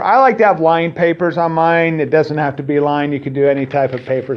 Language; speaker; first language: English; native; English